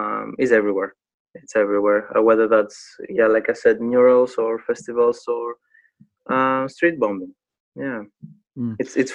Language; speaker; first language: English; non-native, fluent; Greek